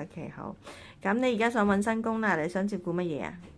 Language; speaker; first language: Cantonese; native; Cantonese